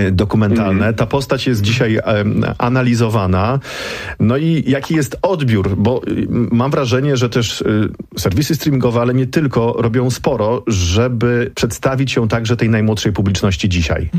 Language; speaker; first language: Polish; native; Polish